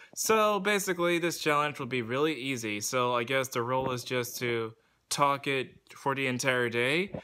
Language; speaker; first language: English; native; English